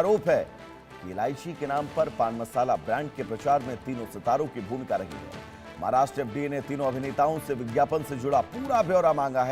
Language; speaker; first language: Hindi; native; Hindi